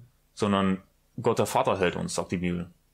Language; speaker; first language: German; native; German